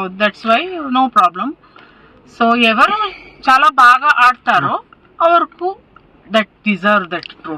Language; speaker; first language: Telugu; non-native, learner; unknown